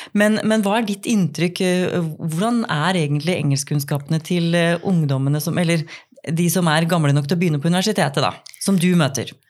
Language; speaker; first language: Norwegian; native; Norwegian